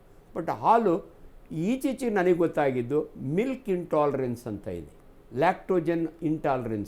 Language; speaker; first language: Kannada; native; Kannada